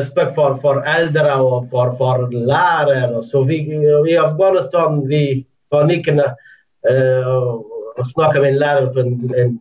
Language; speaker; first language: Norwegian; non-native, fluent; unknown